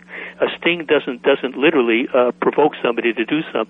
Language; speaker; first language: English; native; English